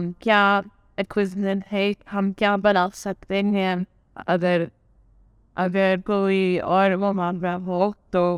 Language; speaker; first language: Urdu; non-native, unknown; English